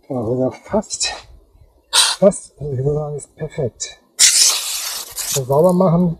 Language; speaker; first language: German; native; German